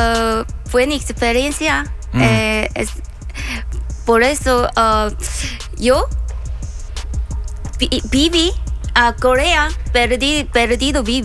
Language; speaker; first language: Spanish; non-native, learner; Korean